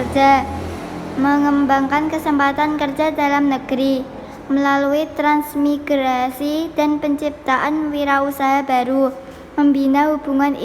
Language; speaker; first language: Indonesian; native; Indonesian